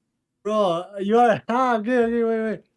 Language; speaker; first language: English; non-native, learner; Portuguese